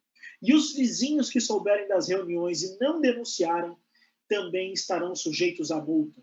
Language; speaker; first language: Portuguese; native; Portuguese